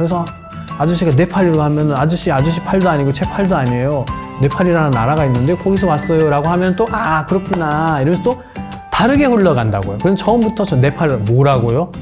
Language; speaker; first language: Korean; non-native, fluent; Nepali